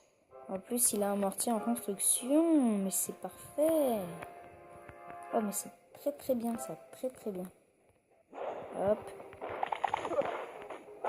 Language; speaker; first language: French; native; French